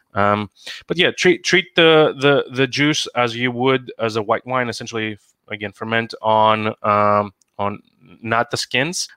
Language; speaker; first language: English; non-native, fluent; Greek